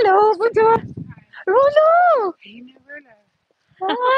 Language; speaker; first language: English; non-native, learner; Filipino